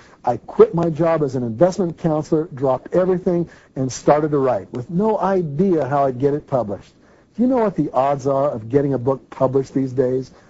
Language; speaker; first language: English; native; English